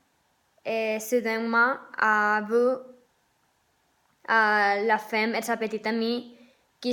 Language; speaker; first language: French; non-native, learner; Spanish